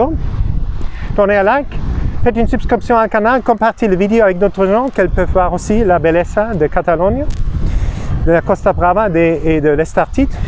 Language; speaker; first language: French; non-native, learner; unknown